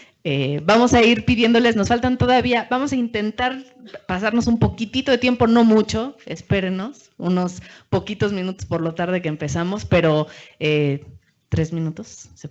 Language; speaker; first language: Spanish; native; Spanish